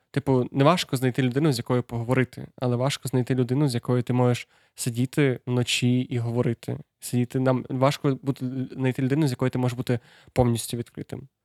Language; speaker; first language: Ukrainian; non-native, local second language; Russian